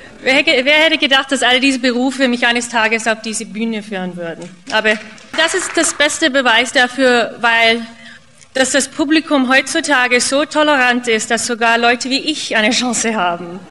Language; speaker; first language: German; non-native, fluent; English